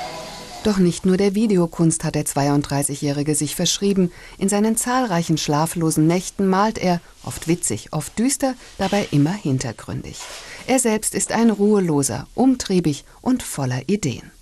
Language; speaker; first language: German; native; German